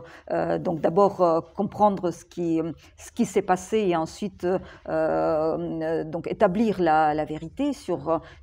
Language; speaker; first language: French; non-native, fluent; Ukrainian